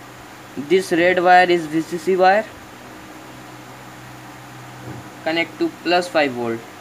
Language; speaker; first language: English; non-native, learner; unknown